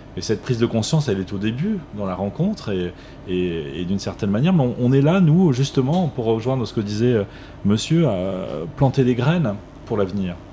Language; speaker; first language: French; native; French